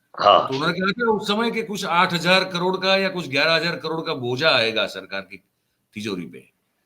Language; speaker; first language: Hindi; non-native, local second language; Gujarati